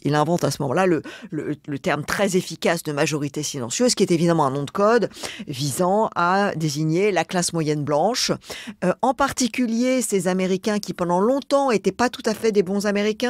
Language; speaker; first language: French; native; French